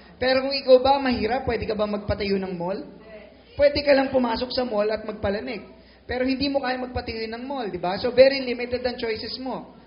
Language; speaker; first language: Filipino; native; Filipino